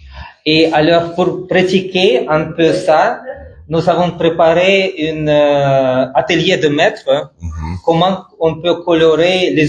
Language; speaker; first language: French; non-native, fluent; Russian